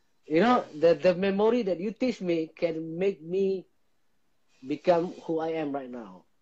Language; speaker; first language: English; non-native, local second language; Malay